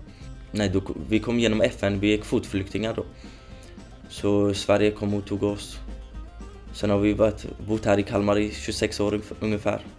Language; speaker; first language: Swedish; early bilingual, other home language; Kurdish